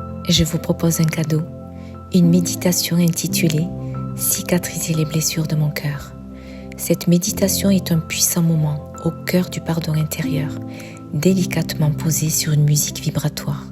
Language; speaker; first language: French; native; French